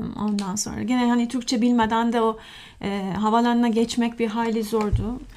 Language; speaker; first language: Turkish; non-native, fluent; Persian